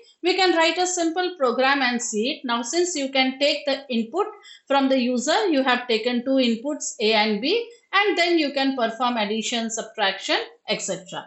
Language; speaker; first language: English; non-native, local second language; Hindi